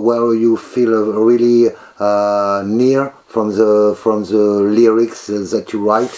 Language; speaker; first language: English; non-native, learner; French